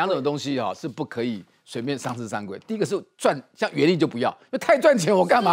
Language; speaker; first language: Chinese; native; Chinese